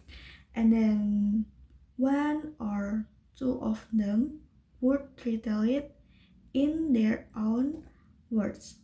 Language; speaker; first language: English; non-native, learner; Indonesian